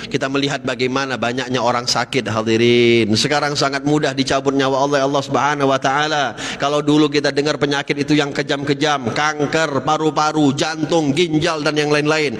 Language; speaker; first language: Malay; native; Malay